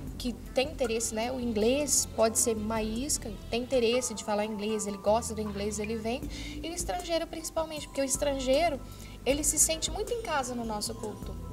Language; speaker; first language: Portuguese; native; Portuguese